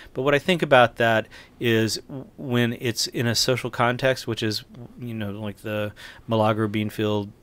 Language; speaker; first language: English; native; English